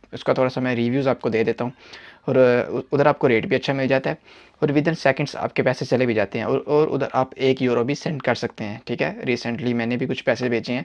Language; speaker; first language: Hindi; non-native, local second language; Punjabi